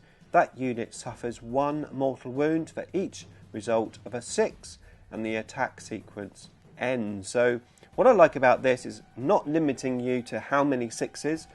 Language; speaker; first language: English; native; English